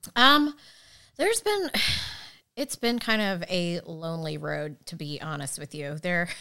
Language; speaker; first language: English; native; English